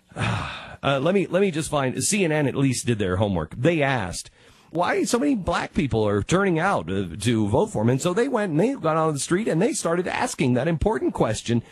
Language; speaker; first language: English; native; English